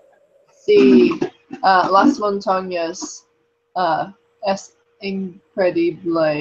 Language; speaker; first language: Spanish; non-native, learner; English